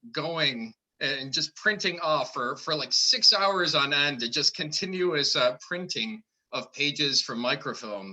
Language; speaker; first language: English; native; English